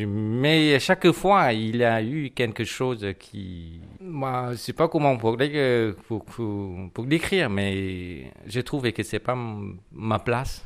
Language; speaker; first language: French; non-native, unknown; Vietnamese